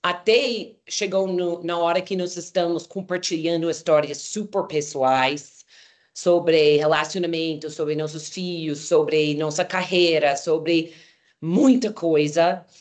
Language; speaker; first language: Portuguese; non-native, fluent; English